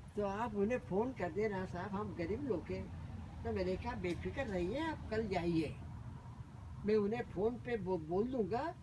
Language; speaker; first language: Hindi; non-native, local second language; Marathi